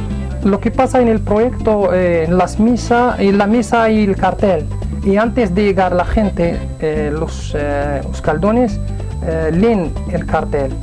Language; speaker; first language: Spanish; non-native, learner; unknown